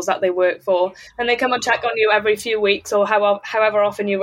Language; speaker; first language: English; native; English